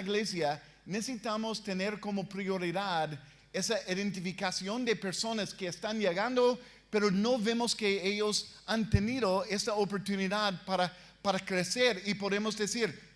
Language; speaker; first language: Spanish; non-native, fluent; English